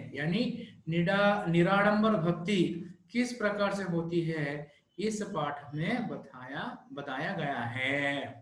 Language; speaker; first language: Hindi; non-native, local second language; Telugu